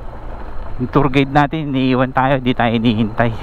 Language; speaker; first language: Filipino; native; Filipino